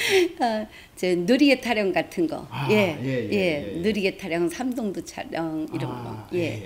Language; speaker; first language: Korean; native; Korean